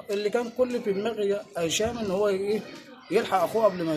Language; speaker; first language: Arabic; native; Arabic